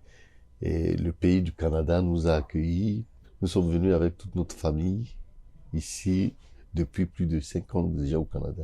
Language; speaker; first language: French; non-native, local second language; Sango